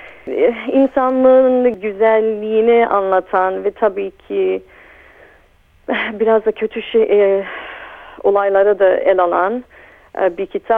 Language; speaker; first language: Turkish; early bilingual, heritage; Turkish